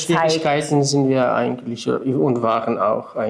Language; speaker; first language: German; non-native, fluent; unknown